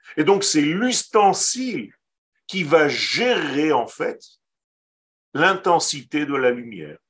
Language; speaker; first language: French; non-native, fluent; Hebrew